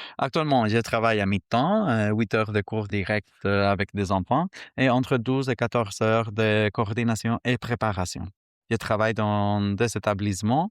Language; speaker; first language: French; non-native, fluent; Spanish